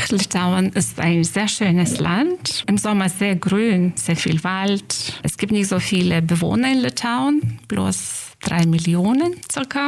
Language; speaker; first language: German; non-native, fluent; Lithuanian